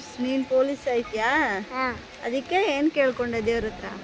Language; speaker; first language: Kannada; native; Kannada